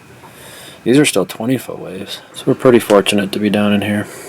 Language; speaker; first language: English; native; English